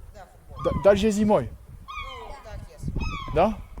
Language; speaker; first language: Russian; non-native, learner; French